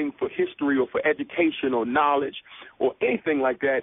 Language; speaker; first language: English; native; English